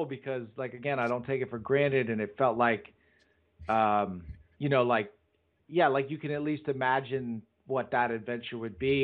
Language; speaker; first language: English; native; English